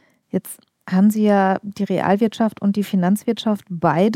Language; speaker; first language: German; native; German